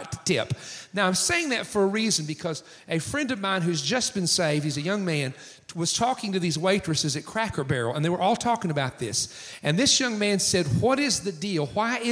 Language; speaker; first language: English; native; English